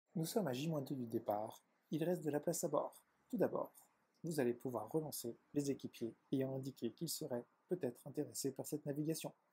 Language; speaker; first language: French; native; French